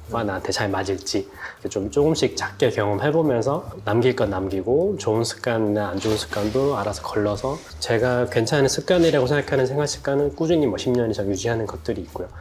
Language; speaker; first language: Korean; native; Korean